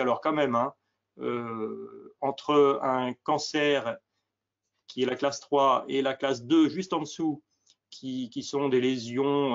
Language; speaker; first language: French; native; French